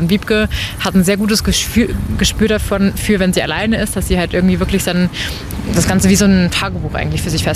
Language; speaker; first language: German; native; German